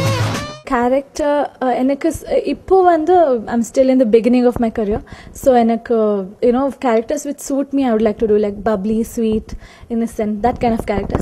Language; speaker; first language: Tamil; non-native, learner; Kannada